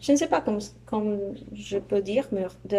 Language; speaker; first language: French; non-native, learner; Spanish